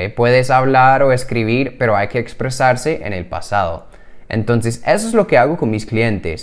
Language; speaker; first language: Spanish; non-native, fluent; English